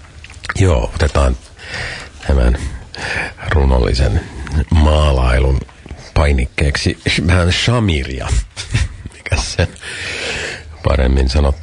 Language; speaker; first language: Finnish; native; Finnish